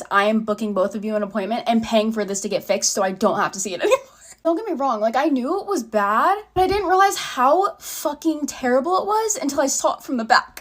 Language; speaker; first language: English; native; English